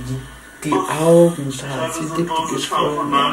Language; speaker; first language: German; native; German